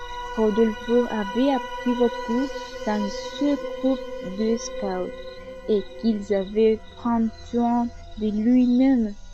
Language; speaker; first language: French; non-native, learner; Spanish